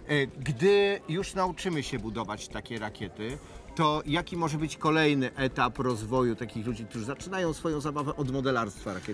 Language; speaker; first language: Polish; native; Polish